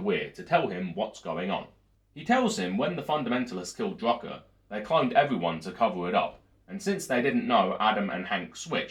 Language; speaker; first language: English; native; English